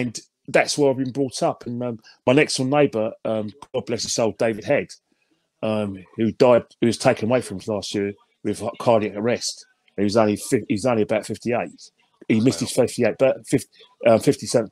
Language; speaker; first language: English; native; English